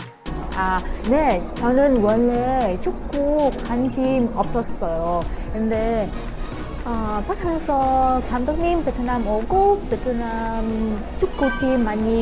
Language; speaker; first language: Korean; non-native, learner; Vietnamese